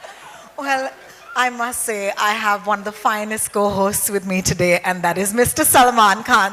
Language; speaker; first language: English; non-native, local second language; Hindi